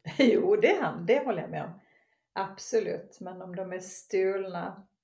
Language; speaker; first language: Swedish; native; Swedish